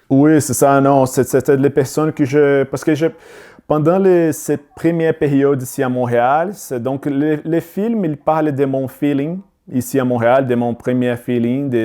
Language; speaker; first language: French; non-native, learner; Portuguese